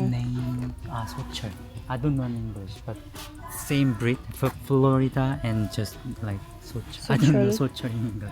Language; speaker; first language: English; non-native, learner; Korean